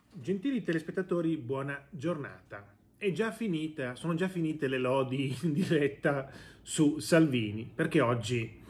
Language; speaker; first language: Italian; native; Italian